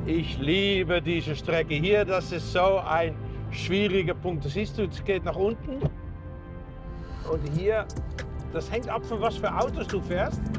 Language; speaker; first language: German; native; German